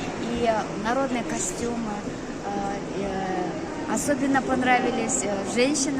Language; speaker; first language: Russian; non-native, local second language; Kyrgyz